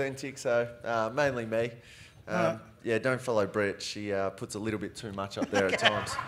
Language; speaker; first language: English; native; English